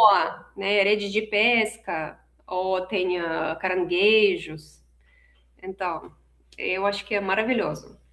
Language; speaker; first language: Portuguese; non-native, fluent; Russian